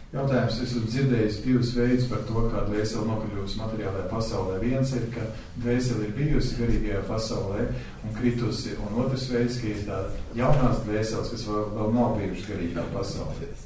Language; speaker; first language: Latvian; native; Latvian